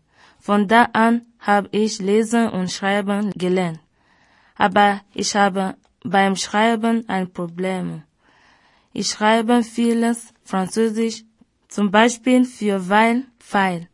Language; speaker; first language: German; early bilingual, other home language; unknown